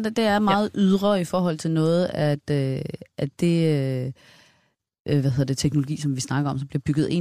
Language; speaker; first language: Danish; native; Danish